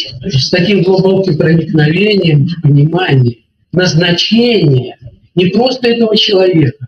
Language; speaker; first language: Russian; native; Russian